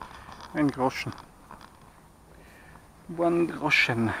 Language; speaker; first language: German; native; German